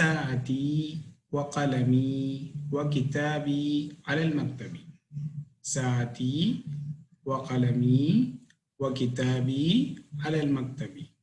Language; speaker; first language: Arabic; non-native, fluent; Tamil